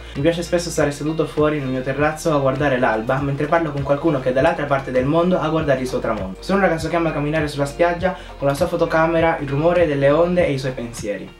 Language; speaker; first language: Italian; early bilingual, other home language; Spanish